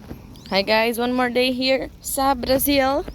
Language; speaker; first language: English; non-native, learner; Portuguese